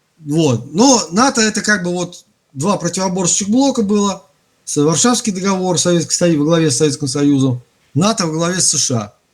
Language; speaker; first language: Russian; native; Russian